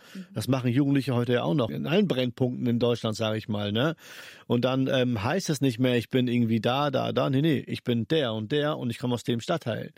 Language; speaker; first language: German; early bilingual, other home language; Albanian